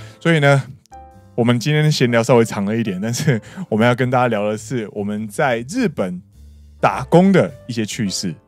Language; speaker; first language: Chinese; native; Chinese